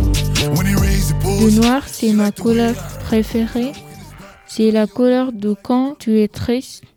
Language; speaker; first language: French; non-native, learner; Arabic